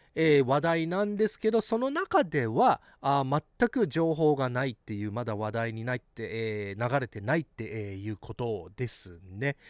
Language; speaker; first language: Japanese; early bilingual, heritage; Japanese